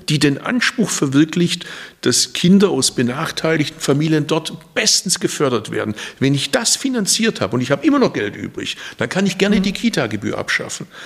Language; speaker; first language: German; early bilingual, other home language; Turkish